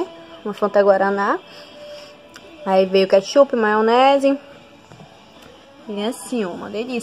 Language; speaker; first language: Portuguese; native; Portuguese